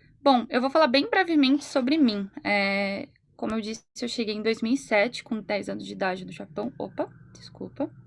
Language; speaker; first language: Portuguese; native; Portuguese